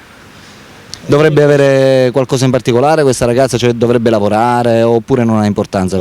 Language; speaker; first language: Italian; native; Italian